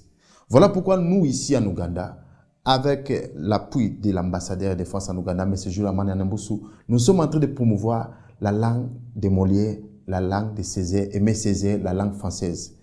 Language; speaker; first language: French; non-native, fluent; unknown